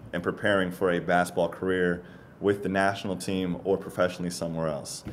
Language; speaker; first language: English; native; English